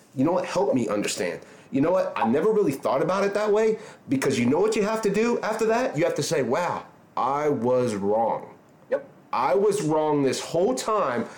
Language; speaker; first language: English; native; English